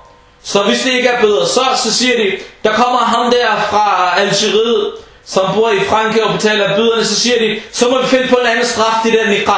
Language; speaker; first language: Danish; early bilingual, other home language; Arabic